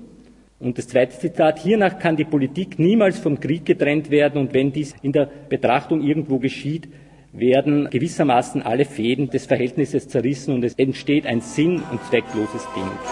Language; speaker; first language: German; native; German